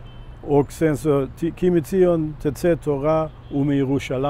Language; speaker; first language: Swedish; non-native, fluent; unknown